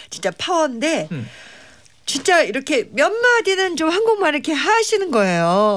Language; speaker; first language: Korean; native; Korean